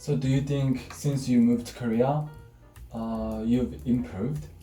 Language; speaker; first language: English; non-native, fluent; Korean